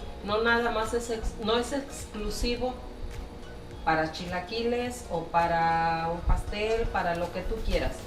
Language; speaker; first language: Spanish; native; Spanish